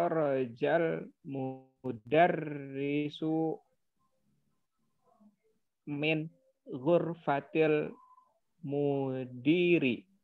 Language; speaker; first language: Arabic; non-native, learner; Indonesian